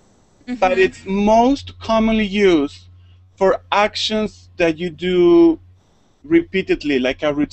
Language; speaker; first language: English; non-native, fluent; Spanish